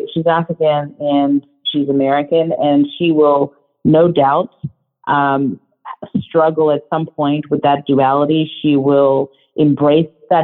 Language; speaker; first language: English; non-native, local second language; Shona